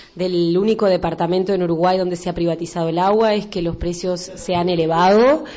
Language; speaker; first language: Spanish; native; Spanish